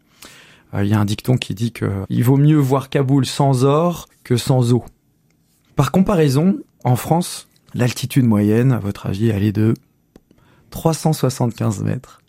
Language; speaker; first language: French; native; French